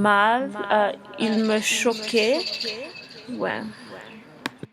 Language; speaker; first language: French; non-native, learner; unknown